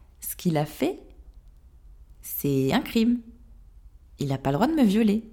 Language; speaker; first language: French; native; French